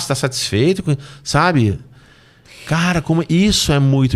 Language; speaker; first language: Portuguese; native; Portuguese